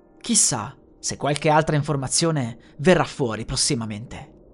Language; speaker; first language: Italian; native; Italian